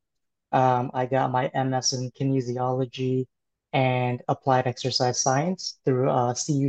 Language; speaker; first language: English; native; English